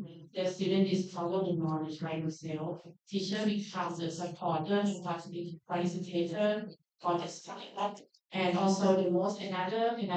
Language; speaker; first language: English; non-native, learner; Thai